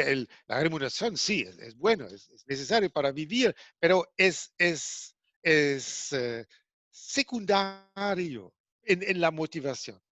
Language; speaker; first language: Spanish; non-native, fluent; German